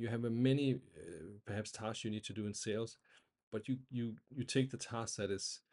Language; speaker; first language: English; non-native, fluent; Danish